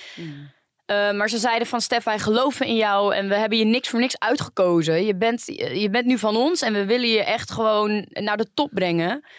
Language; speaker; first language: Dutch; early bilingual, other home language; Greek